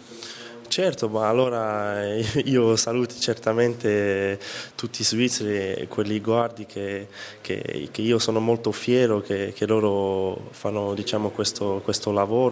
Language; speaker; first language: Italian; non-native, fluent; French